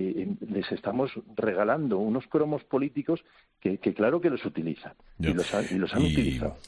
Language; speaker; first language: Spanish; native; Spanish